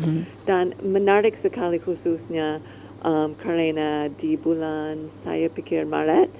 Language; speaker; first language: Indonesian; non-native, learner; English